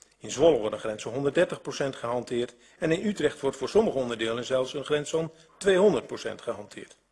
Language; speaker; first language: Dutch; native; Dutch